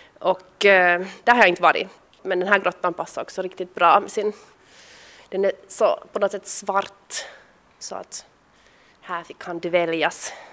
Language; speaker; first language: Swedish; native; Swedish